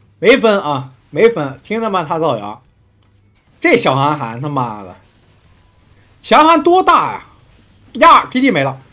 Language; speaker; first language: Chinese; native; Chinese